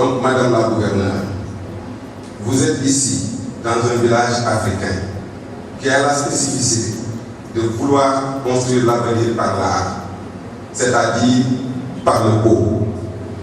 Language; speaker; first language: French; non-native, local second language; Wolof